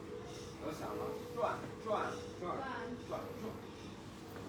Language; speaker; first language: Chinese; native; Chinese